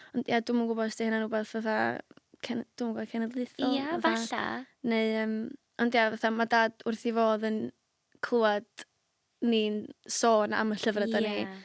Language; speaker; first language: Welsh; native; Welsh